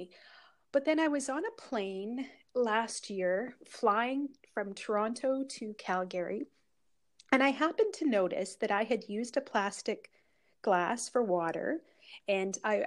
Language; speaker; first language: English; native; English